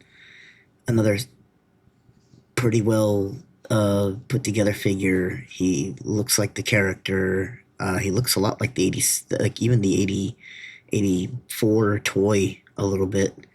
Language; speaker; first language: English; native; English